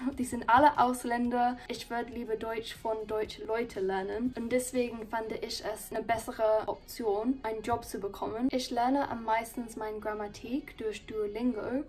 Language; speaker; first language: German; non-native, fluent; English